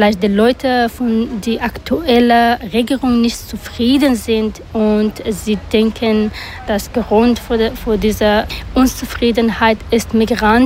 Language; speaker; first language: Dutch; non-native, learner; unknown